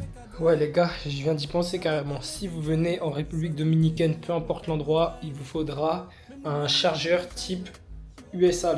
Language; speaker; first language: French; native; French